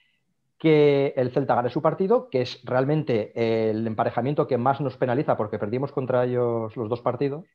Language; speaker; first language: Spanish; native; Spanish